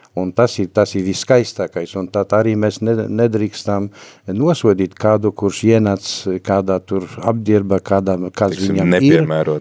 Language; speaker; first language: Latvian; non-native, fluent; Polish